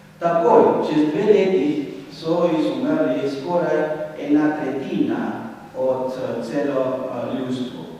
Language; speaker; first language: Slovenian; non-native, fluent; Spanish